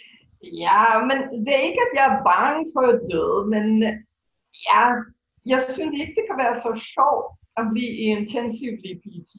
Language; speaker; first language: Danish; non-native, fluent; English